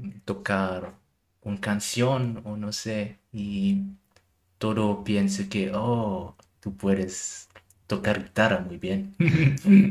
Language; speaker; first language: Spanish; non-native, learner; German